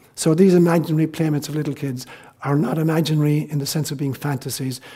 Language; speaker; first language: English; native; English